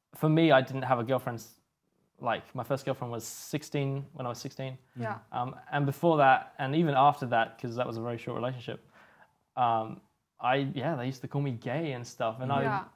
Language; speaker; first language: English; native; English